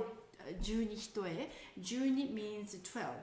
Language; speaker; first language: English; non-native, learner; Japanese